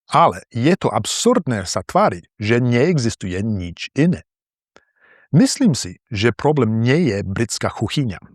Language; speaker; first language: Slovak; non-native, learner; English